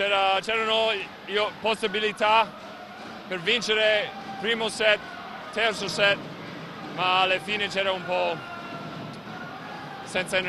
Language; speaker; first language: Italian; non-native, fluent; English